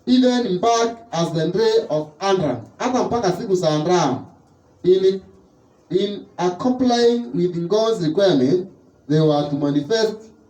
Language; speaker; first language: English; non-native, local second language; Swahili